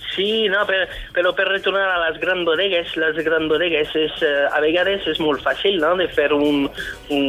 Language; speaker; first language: Catalan; non-native, fluent; French